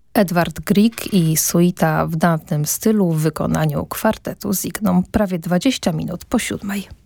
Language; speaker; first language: Polish; native; Polish